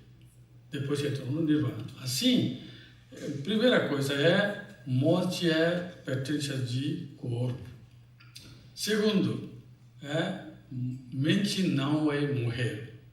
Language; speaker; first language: Portuguese; non-native, fluent; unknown